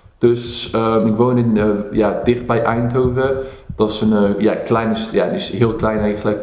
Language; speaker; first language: Dutch; early bilingual, heritage; Dutch